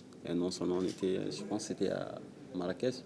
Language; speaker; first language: French; non-native, local second language; Wolof